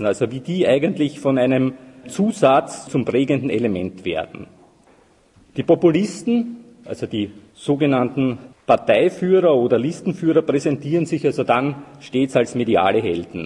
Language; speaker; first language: German; native; German